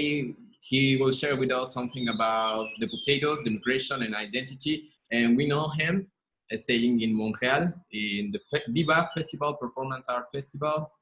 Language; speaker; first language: English; non-native, learner; Spanish